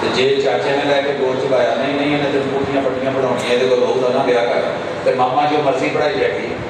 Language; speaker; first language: Urdu; non-native, local second language; Punjabi